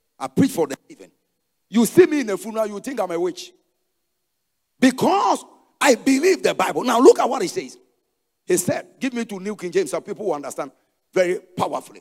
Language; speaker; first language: English; non-native, local second language; Akan